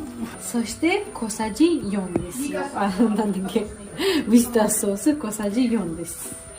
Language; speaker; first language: Japanese; non-native, learner; Georgian